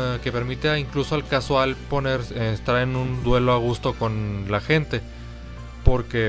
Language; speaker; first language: Spanish; native; Spanish